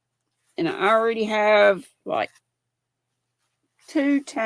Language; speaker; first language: English; native; English